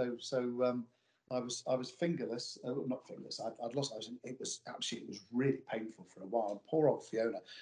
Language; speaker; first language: English; native; English